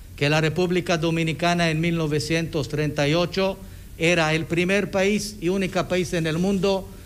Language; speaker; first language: Spanish; non-native, fluent; Hebrew